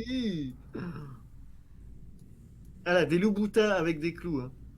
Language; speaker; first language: French; native; French